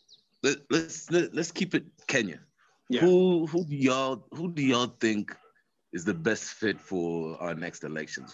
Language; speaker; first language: English; non-native, local second language; Swahili